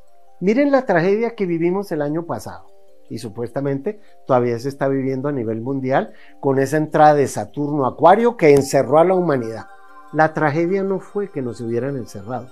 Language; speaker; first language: Spanish; native; Spanish